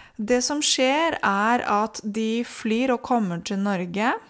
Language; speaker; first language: Norwegian; non-native, fluent; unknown